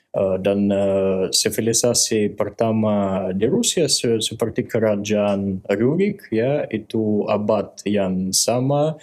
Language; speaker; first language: Indonesian; non-native, fluent; Russian